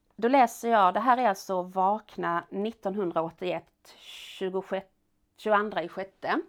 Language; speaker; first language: Swedish; native; Swedish